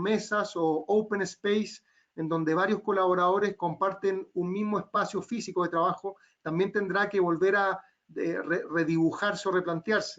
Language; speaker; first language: Spanish; native; Spanish